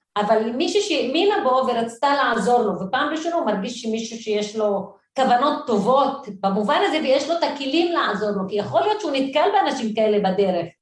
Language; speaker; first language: Hebrew; non-native, local second language; Arabic